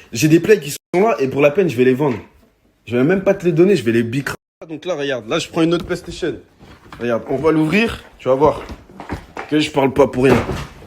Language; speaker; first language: French; native; French